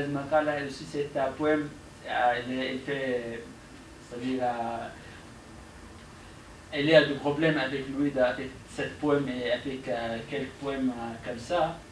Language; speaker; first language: French; non-native, learner; Arabic